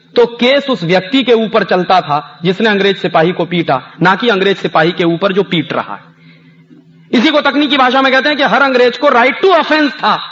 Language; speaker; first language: Hindi; native; Hindi